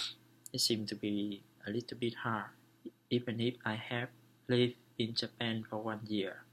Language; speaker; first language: English; non-native, learner; Vietnamese